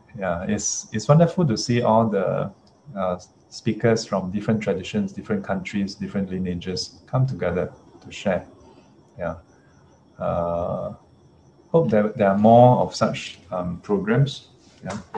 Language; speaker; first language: English; non-native, local second language; Chinese